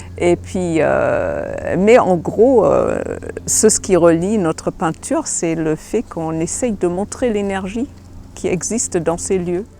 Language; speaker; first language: French; non-native, fluent; German